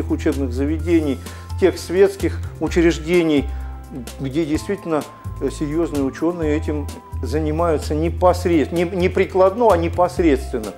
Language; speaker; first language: Russian; native; Russian